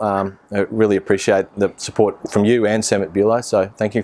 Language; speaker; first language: English; native; English